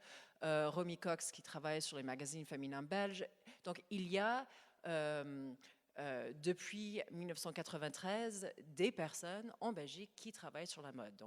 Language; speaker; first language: French; non-native, fluent; English